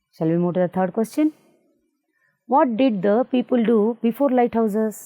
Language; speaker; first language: English; non-native, local second language; Kannada